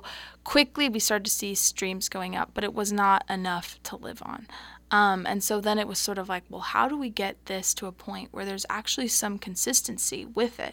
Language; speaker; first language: English; native; English